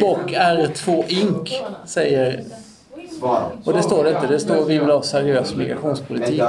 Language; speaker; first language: Swedish; native; Swedish